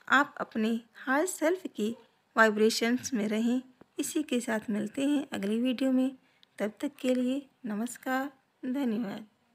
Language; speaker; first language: Hindi; native; Hindi